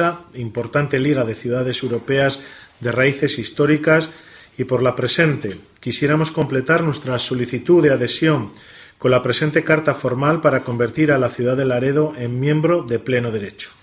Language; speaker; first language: Spanish; native; Spanish